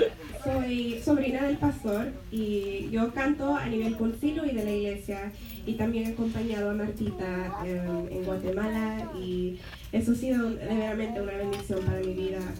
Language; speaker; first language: Spanish; early bilingual, heritage; Spanish